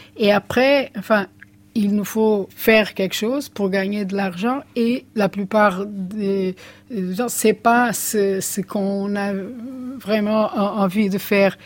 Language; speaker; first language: French; non-native, fluent; Portuguese